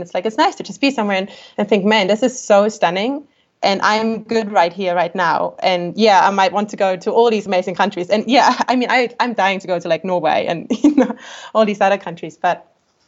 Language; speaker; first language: English; non-native, fluent; German